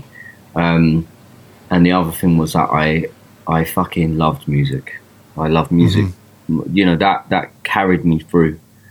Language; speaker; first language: English; native; English